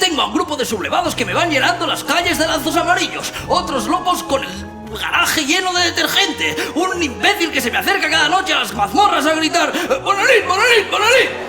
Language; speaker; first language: Spanish; non-native, local second language; Catalan